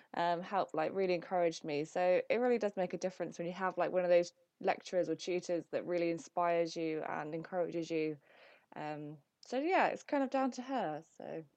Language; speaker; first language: English; early bilingual, other home language; Italian